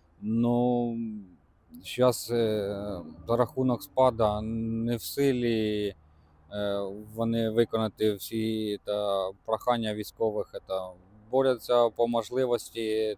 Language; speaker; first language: Ukrainian; non-native, local second language; Russian